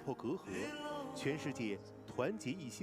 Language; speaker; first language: Chinese; native; Chinese